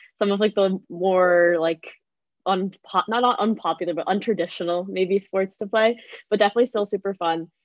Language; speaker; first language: English; native; English